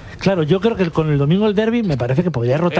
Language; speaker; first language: Spanish; native; Spanish